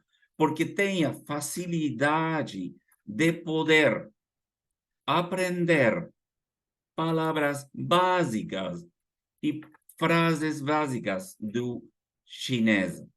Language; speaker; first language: Portuguese; non-native, fluent; Spanish